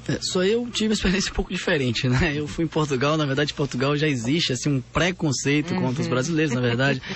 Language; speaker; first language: Portuguese; native; Portuguese